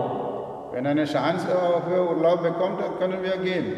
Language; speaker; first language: German; non-native, learner; Malayalam